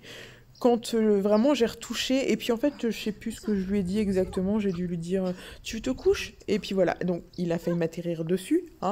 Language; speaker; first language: French; native; French